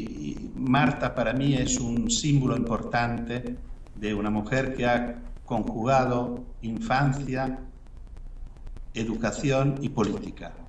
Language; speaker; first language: Spanish; non-native, fluent; Italian